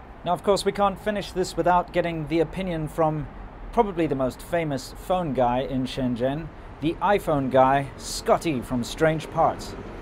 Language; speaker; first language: English; native; English